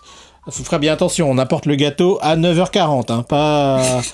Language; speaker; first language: French; native; French